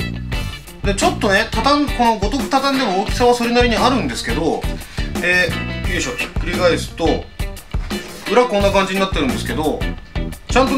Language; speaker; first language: Japanese; native; Japanese